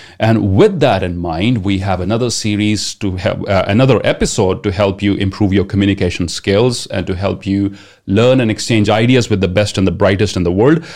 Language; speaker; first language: English; non-native, local second language; Punjabi